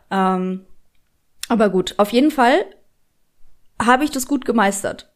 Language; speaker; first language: German; early bilingual, other home language; Polish